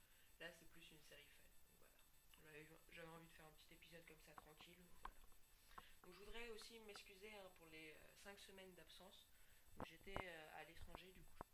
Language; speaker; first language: French; native; French